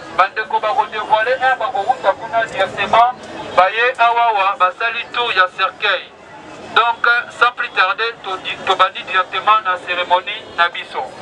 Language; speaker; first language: Lingala; native; Lingala